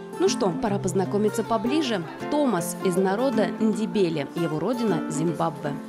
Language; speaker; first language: Russian; native; Russian